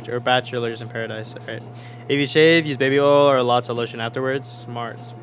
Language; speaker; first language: English; early bilingual, other home language; Spanish